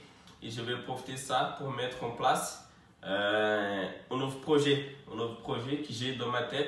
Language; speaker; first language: French; non-native, fluent; Portuguese